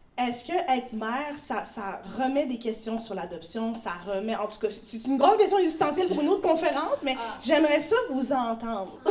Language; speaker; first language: French; native; French